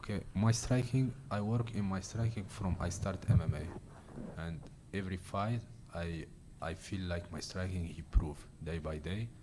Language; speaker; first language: English; non-native, learner; Arabic